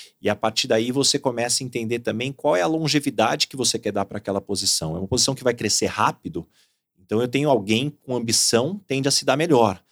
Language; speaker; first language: Portuguese; native; Portuguese